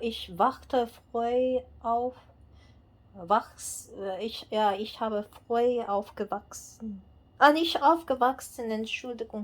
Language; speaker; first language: German; non-native, learner; English